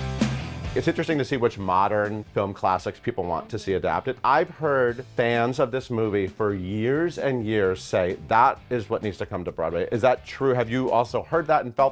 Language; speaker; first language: English; native; English